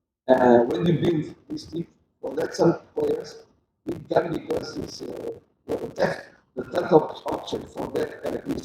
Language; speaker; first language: English; non-native, learner; Portuguese